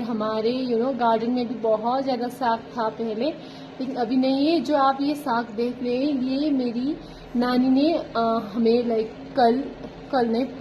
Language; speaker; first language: Hindi; non-native, local second language; Nepali